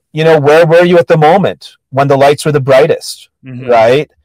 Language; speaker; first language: English; native; English